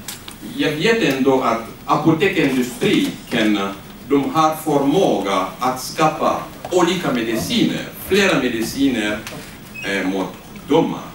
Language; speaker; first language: Swedish; non-native, learner; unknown